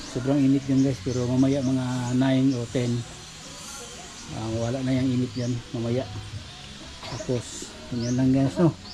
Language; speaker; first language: Filipino; non-native, local second language; Cebuano